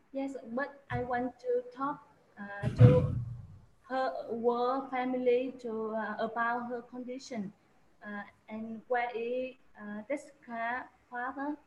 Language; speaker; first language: English; non-native, learner; Vietnamese